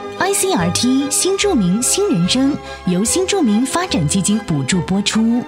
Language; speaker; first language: Chinese; native; Chinese